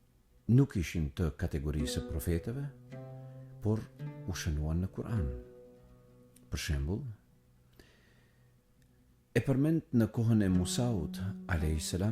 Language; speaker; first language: Albanian; native; Albanian